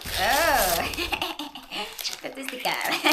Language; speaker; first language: Dutch; non-native, fluent; Cebuano